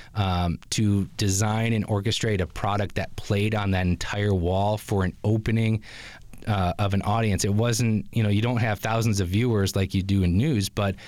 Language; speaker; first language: English; native; English